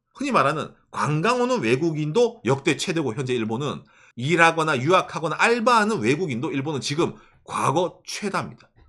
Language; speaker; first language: Korean; native; Korean